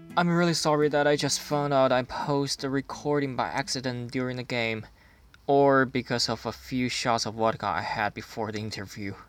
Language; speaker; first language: English; non-native, fluent; Chinese